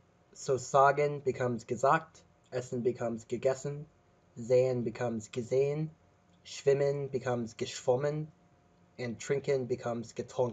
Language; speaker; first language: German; non-native, learner; English